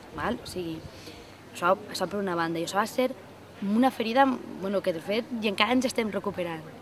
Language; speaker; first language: Catalan; non-native, local second language; Spanish